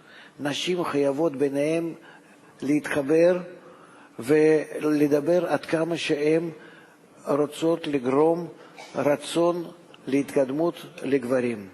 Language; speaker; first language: Hebrew; non-native, fluent; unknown